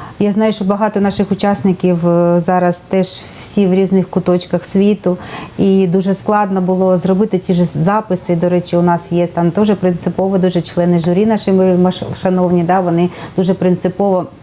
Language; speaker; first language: Ukrainian; native; Ukrainian